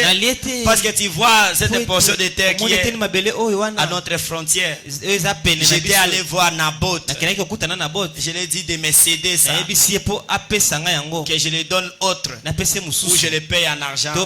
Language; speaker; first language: Haitian Creole; non-native, local second language; Lingala